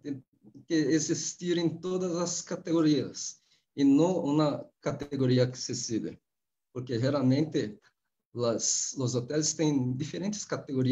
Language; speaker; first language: Spanish; non-native, fluent; Portuguese